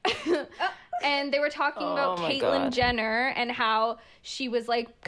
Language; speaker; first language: English; early bilingual, other home language; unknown